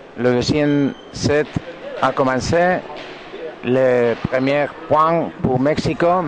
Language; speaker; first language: French; non-native, learner; Spanish